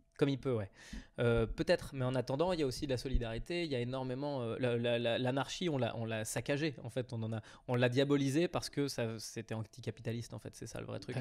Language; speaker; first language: French; native; French